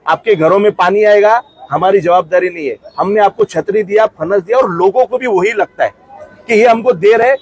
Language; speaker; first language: Hindi; non-native, local second language; Marathi